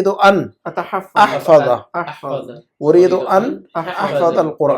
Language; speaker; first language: Arabic; non-native, fluent; Urdu